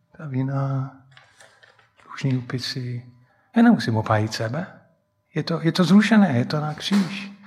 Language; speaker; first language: Czech; non-native, fluent; English